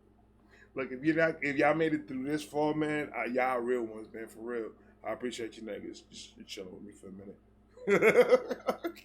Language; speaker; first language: English; native; English